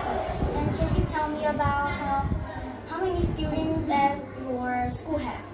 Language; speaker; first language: English; non-native, learner; Vietnamese